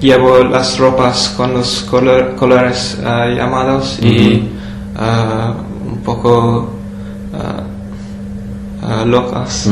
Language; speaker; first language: Spanish; non-native, learner; English